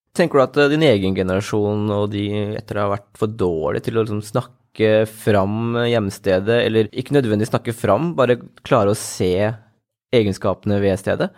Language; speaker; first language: Norwegian; native; Norwegian